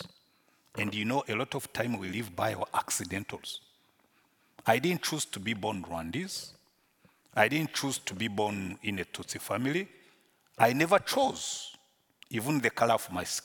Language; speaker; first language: English; non-native, local second language; Kinyarwanda